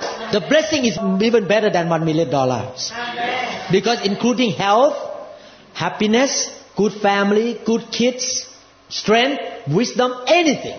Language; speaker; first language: English; non-native, fluent; Thai